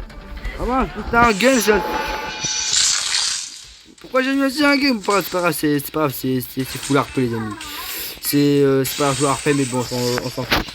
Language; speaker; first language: French; native; French